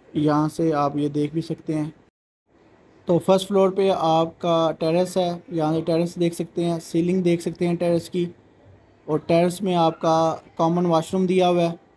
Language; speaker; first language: Urdu; non-native, local second language; Punjabi